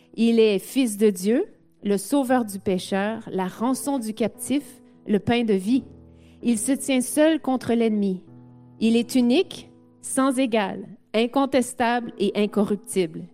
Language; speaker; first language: French; native; French